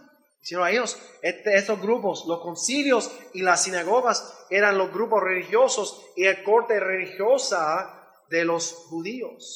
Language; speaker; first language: Spanish; non-native, learner; English